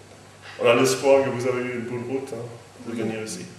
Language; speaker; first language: French; non-native, fluent; German